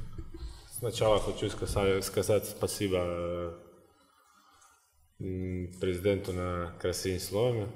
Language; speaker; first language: Russian; non-native, fluent; Croatian